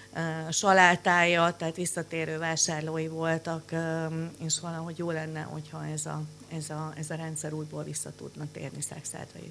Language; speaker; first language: Hungarian; native; Hungarian